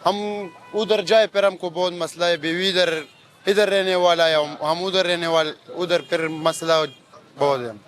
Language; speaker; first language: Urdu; non-native, local second language; Pashto